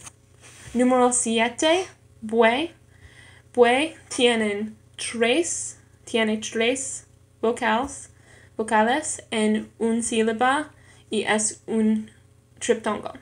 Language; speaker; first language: Spanish; non-native, learner; English